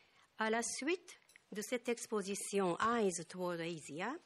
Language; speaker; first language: French; non-native, fluent; Japanese